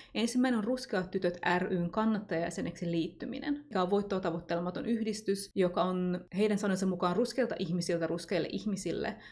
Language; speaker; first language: Finnish; native; Finnish